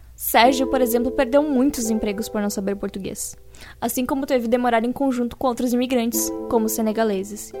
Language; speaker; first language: Portuguese; native; Portuguese